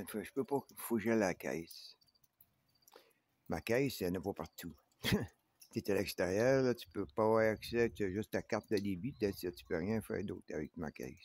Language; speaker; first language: French; native; French